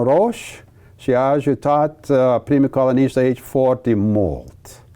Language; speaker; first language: Romanian; early bilingual, heritage; English